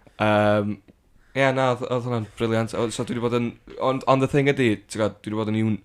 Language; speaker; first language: Welsh; native; Welsh